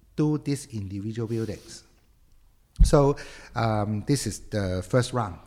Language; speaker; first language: English; non-native, local second language; Cantonese